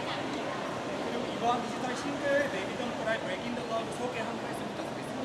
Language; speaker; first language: Korean; non-native, fluent; Thai